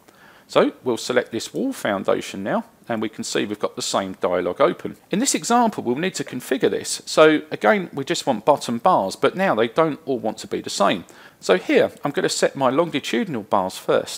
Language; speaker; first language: English; native; English